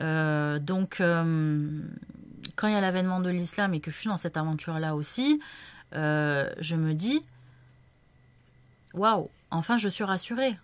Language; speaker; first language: French; native; French